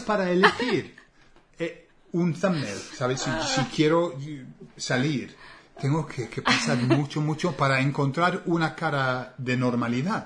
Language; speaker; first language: Spanish; non-native, fluent; English